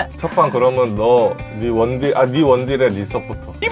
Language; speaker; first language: Korean; native; Korean